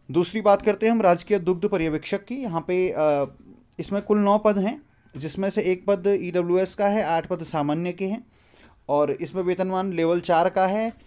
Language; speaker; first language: Hindi; native; Hindi